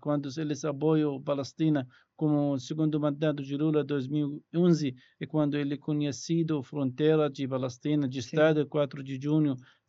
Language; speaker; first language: Portuguese; non-native, learner; Arabic